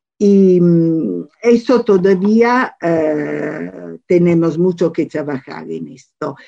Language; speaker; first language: Spanish; non-native, fluent; Italian